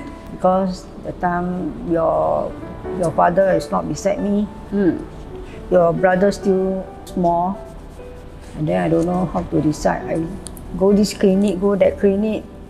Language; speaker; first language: English; non-native, local second language; Chinese